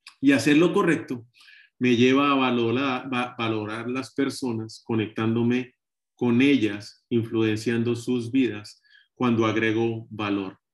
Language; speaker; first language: Spanish; native; Spanish